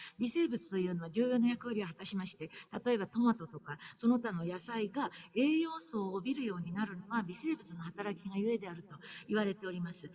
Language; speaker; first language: Japanese; native; Japanese